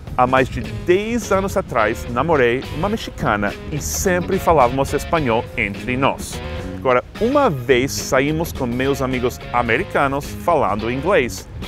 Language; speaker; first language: Portuguese; non-native, fluent; English